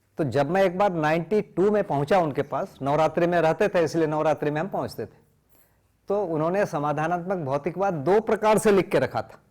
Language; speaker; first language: Hindi; non-native, local second language; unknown